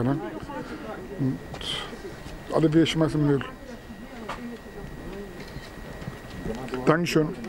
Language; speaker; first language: German; non-native, learner; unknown